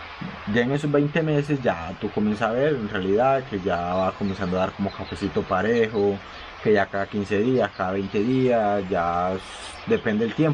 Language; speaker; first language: Spanish; native; Spanish